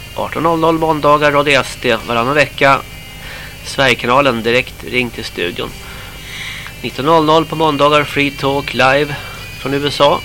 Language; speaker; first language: Swedish; native; Swedish